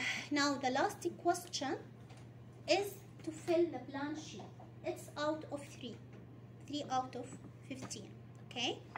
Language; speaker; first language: English; non-native, fluent; Arabic